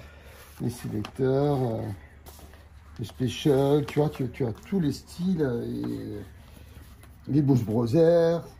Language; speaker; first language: French; native; French